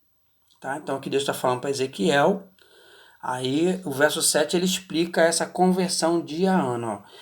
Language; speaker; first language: Portuguese; native; Portuguese